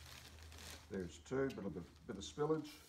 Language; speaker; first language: English; native; English